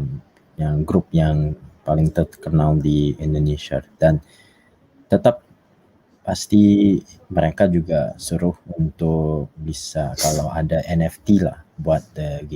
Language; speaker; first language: Indonesian; non-native, fluent; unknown